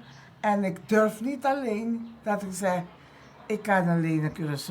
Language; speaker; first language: Dutch; non-native, local second language; Papiamento